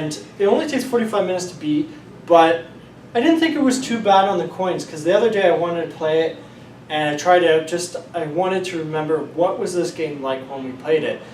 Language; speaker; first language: English; native; English